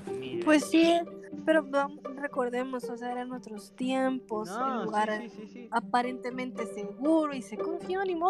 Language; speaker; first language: Spanish; native; Spanish